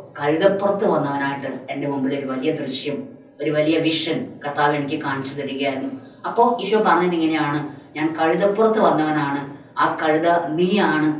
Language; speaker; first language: Malayalam; non-native, local second language; Tamil